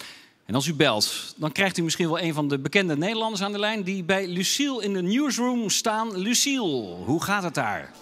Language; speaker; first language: Dutch; native; Dutch